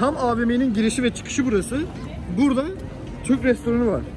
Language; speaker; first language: Turkish; native; Turkish